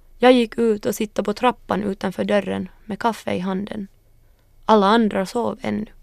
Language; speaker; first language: Swedish; early bilingual, other home language; Northern Sami